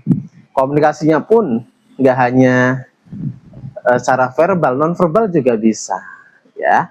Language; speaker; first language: Indonesian; native; Indonesian